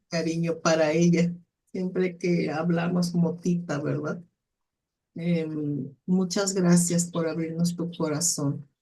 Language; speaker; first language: Spanish; native; Spanish